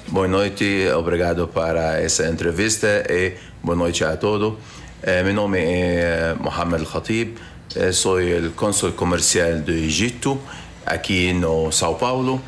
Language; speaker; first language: Portuguese; non-native, learner; Arabic